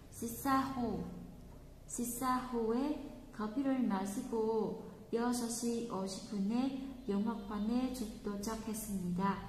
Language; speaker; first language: Korean; non-native, fluent; Vietnamese